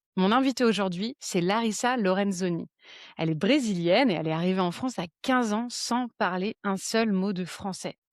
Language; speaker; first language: French; native; French